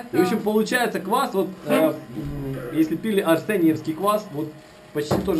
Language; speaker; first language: Russian; native; Russian